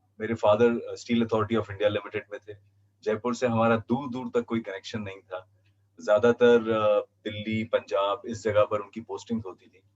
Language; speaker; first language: Hindi; non-native, local second language; Punjabi